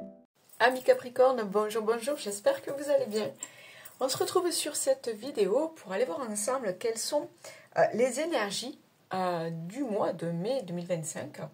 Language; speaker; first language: French; native; French